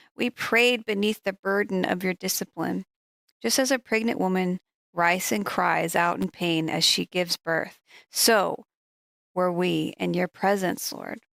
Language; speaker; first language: English; native; English